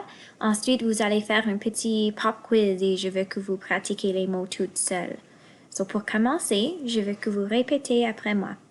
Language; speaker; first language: French; non-native, fluent; English